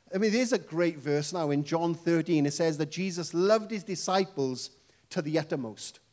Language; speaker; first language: English; native; English